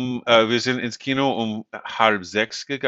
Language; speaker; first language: German; non-native, fluent; English